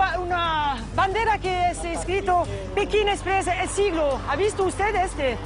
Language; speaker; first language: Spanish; non-native, learner; French